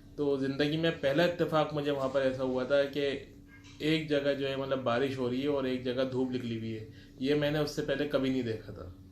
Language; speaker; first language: Urdu; native; Urdu